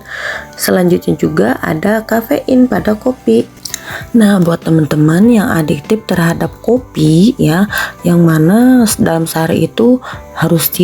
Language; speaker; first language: Indonesian; native; Indonesian